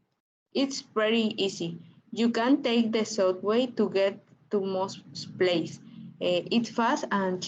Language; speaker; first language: English; non-native, learner; Spanish